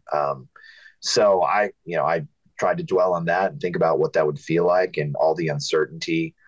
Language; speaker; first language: English; native; English